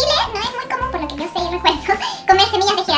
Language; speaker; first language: Spanish; native; Spanish